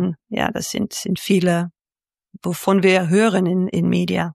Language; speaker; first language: German; non-native, fluent; Dutch